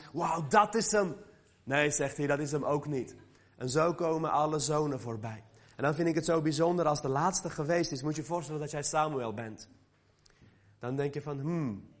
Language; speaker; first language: Dutch; early bilingual, other home language; Armenian